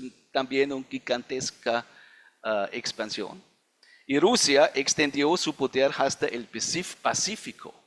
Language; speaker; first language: Spanish; non-native, fluent; German